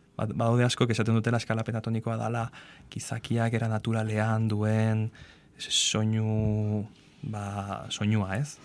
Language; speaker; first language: Basque; non-native, local second language; Spanish